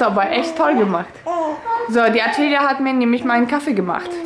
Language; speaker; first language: German; native; German